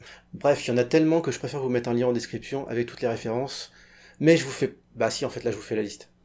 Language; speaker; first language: French; native; French